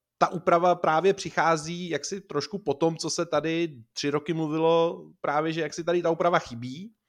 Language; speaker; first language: Czech; native; Czech